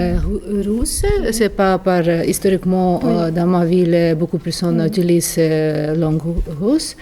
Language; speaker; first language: French; non-native, fluent; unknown